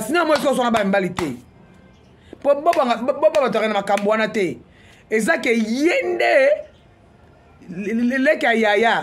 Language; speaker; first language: French; non-native, local second language; Lingala